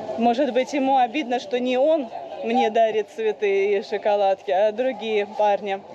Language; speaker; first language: Russian; native; Russian